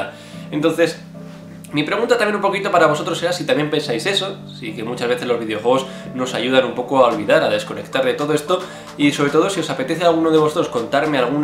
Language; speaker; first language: Spanish; native; Spanish